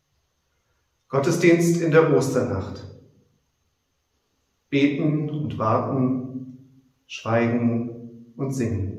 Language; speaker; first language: German; native; German